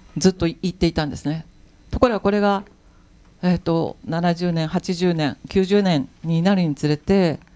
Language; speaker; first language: Japanese; native; Japanese